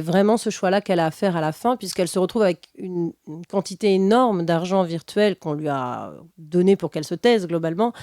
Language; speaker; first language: French; native; French